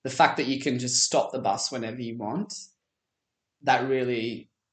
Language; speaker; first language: English; native; English